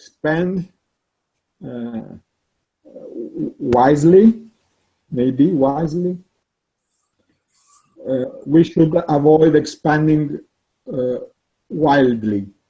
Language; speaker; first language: English; non-native, learner; Italian